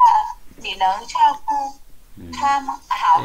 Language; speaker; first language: Chinese; non-native, learner; Vietnamese